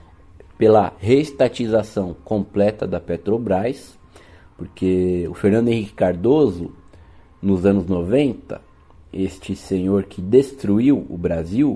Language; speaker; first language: Portuguese; native; Portuguese